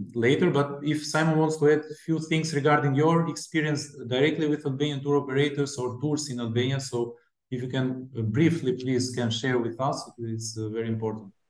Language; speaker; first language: English; non-native, fluent; Albanian